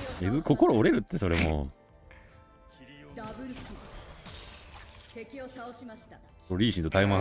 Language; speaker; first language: Japanese; native; Japanese